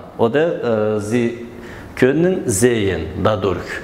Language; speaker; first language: German; non-native, learner; Uzbek